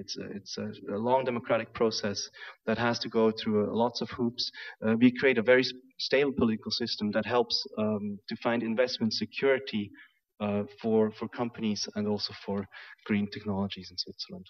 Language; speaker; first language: English; non-native, fluent; German